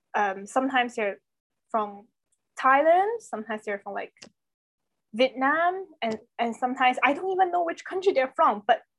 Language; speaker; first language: English; non-native, fluent; Chinese